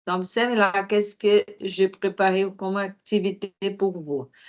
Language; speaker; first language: French; non-native, fluent; Portuguese